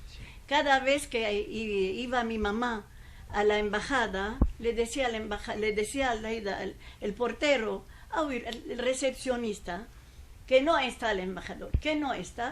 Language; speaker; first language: Spanish; non-native, fluent; Persian